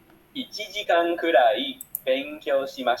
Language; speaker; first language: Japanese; non-native, fluent; English